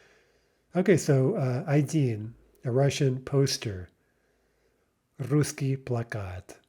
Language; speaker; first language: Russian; non-native, fluent; English